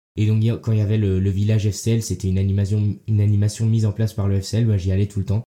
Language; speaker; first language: French; early bilingual, heritage; French